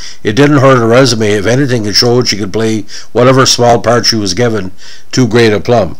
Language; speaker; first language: English; native; English